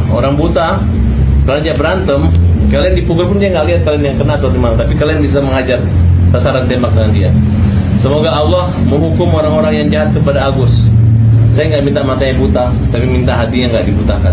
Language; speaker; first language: Indonesian; native; Indonesian